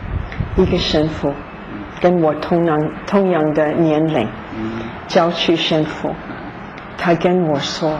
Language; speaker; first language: Chinese; non-native, fluent; English